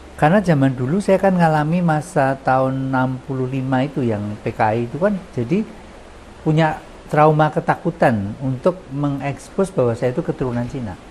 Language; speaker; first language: Indonesian; non-native, local second language; Javanese